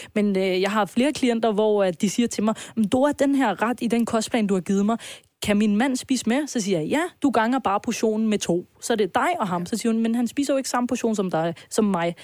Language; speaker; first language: Danish; early bilingual, other home language; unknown